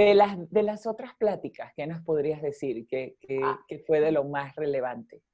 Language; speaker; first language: Spanish; native; Spanish